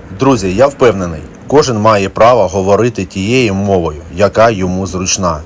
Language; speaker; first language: Ukrainian; non-native, local second language; Russian